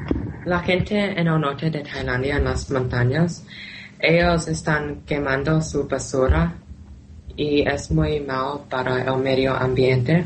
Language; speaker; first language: Spanish; non-native, learner; Thai